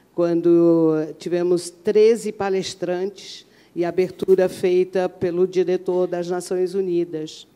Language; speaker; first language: Portuguese; early bilingual, other home language; Arabic